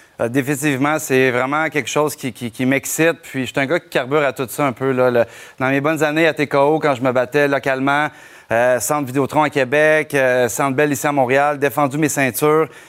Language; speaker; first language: French; native; French